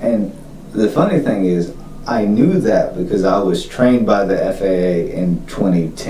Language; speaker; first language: English; native; English